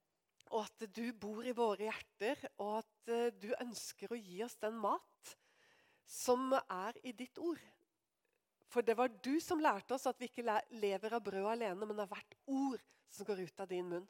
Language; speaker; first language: Norwegian; native; Norwegian